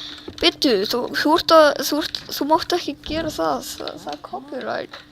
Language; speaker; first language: Icelandic; early bilingual, heritage; Swedish